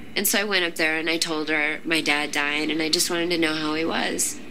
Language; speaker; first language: English; native; English